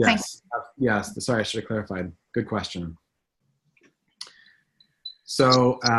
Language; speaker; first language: English; native; English